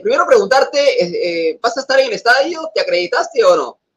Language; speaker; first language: Spanish; native; Spanish